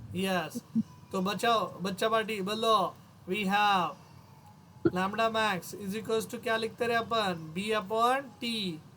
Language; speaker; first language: Hindi; non-native, local second language; Marathi